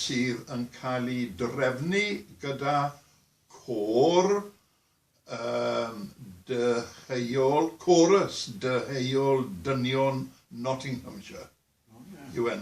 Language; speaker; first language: Welsh; native; Welsh